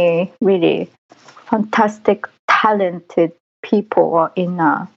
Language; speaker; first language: English; non-native, fluent; Japanese